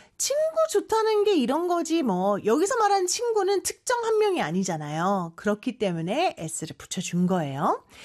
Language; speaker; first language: Korean; native; Korean